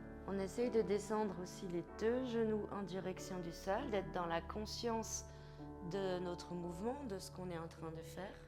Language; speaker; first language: French; native; French